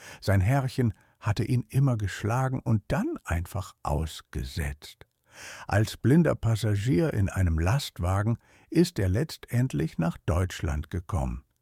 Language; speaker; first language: German; native; German